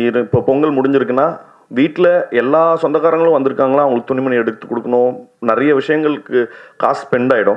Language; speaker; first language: Tamil; native; Tamil